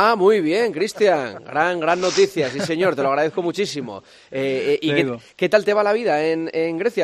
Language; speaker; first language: Spanish; native; Spanish